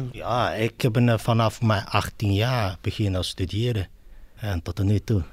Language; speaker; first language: Dutch; non-native, learner; Chinese